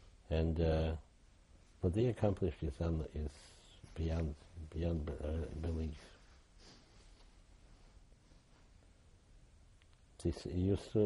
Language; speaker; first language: English; non-native, fluent; Yiddish